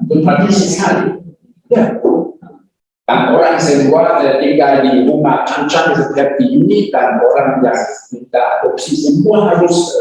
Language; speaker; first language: Indonesian; non-native, learner; German